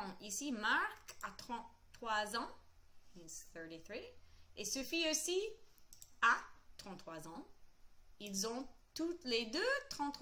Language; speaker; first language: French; non-native, fluent; English